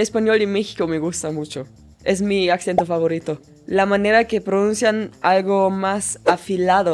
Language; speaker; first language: Spanish; non-native, fluent; German